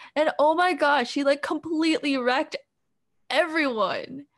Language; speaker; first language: English; early bilingual, other home language; Korean